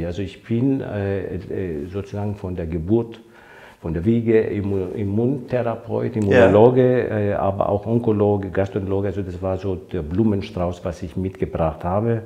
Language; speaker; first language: German; non-native, fluent; Greek